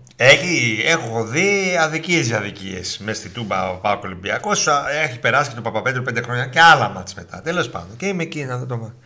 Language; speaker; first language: Greek; native; Greek